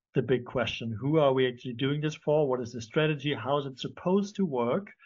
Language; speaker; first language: English; non-native, fluent; German